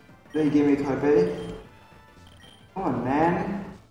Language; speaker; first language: English; non-native, learner; Vietnamese